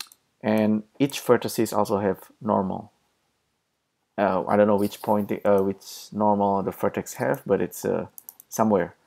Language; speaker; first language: English; non-native, fluent; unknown